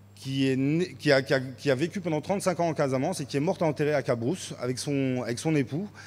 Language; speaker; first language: French; native; French